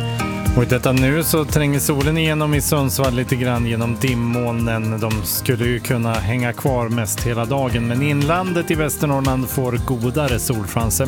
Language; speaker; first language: Swedish; native; Swedish